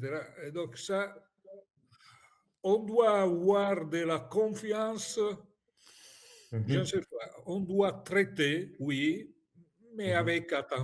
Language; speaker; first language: French; non-native, fluent; Italian